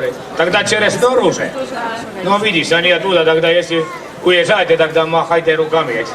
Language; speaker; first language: Russian; non-native, fluent; Estonian